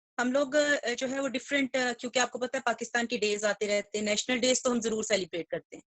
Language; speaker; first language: Urdu; non-native, local second language; Punjabi